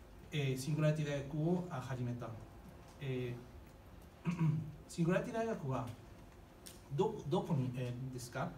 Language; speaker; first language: Japanese; non-native, fluent; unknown